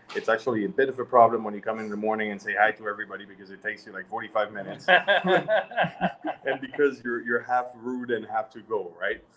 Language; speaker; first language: English; non-native, fluent; French